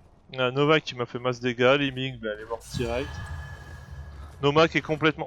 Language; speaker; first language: French; native; French